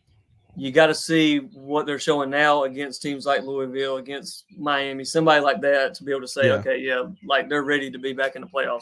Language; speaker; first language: English; native; English